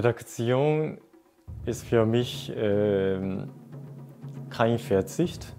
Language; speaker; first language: German; non-native, fluent; Japanese